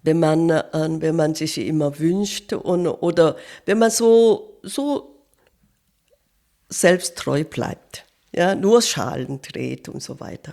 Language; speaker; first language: German; non-native, fluent; Korean